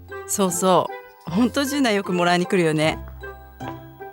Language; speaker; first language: Japanese; native; Japanese